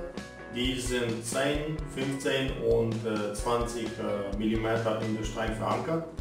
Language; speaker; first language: German; non-native, learner; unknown